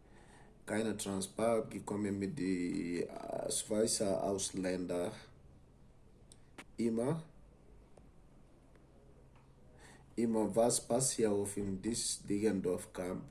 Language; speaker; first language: German; non-native, learner; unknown